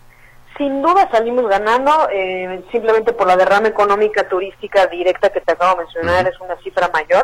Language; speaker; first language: Spanish; native; Spanish